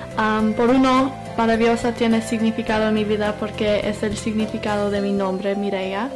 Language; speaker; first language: Spanish; early bilingual, other home language; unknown